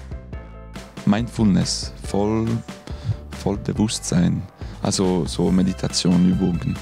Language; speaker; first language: German; non-native, local second language; French